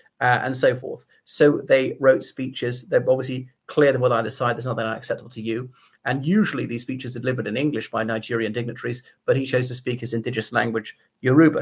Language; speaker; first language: English; native; English